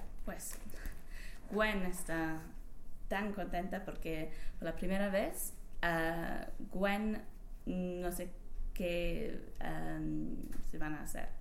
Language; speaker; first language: Spanish; non-native, learner; English